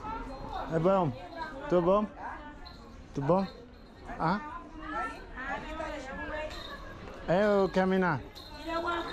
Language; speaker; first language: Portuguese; non-native, learner; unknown